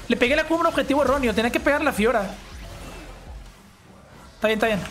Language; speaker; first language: Spanish; native; Spanish